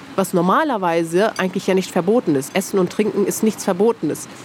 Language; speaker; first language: German; native; German